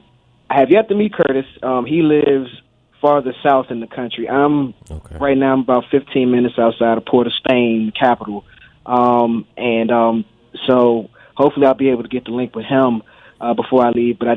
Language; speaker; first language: English; native; English